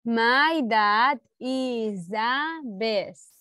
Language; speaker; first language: English; non-native, learner; Spanish